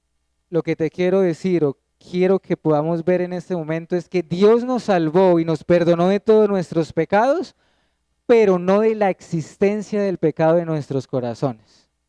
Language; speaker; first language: Spanish; native; Spanish